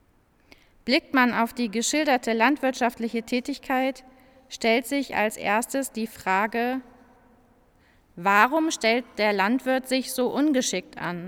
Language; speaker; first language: German; native; German